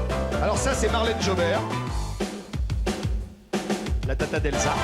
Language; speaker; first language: French; native; French